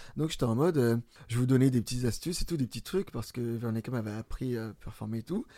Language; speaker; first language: French; early bilingual, other home language; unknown